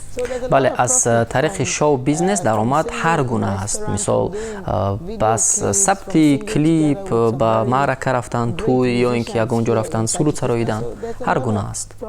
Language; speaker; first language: Persian; non-native, fluent; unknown